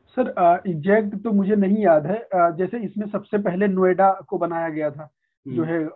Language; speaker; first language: Hindi; native; Hindi